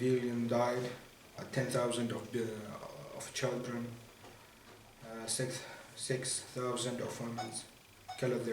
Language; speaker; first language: English; non-native, learner; Arabic